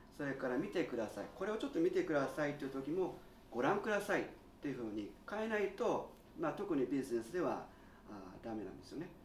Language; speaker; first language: Japanese; native; Japanese